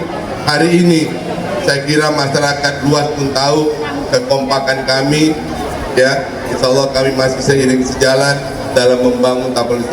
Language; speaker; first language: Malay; non-native, local second language; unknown